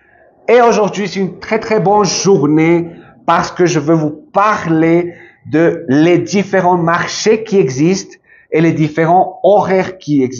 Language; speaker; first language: French; non-native, fluent; Spanish